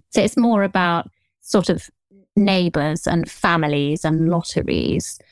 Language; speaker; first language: English; native; English